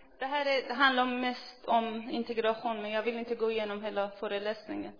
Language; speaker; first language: Swedish; non-native, fluent; Persian